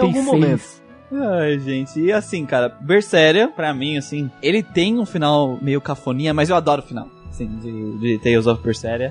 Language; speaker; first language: Portuguese; native; Portuguese